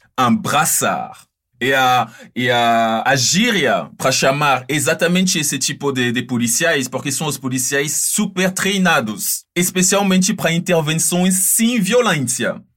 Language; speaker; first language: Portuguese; non-native, fluent; French